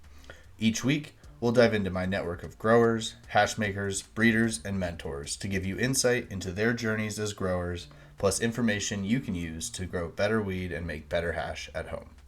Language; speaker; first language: English; native; English